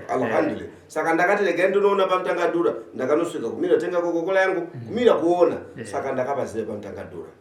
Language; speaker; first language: Shona; non-native, fluent; Nyanja